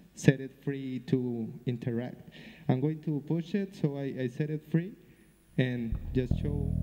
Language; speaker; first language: English; non-native, fluent; Spanish